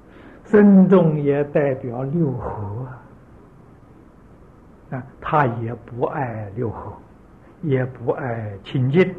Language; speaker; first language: Chinese; native; Chinese